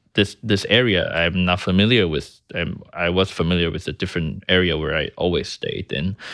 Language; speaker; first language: English; early bilingual, other home language; Chinese